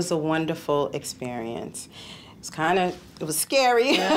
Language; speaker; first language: English; native; English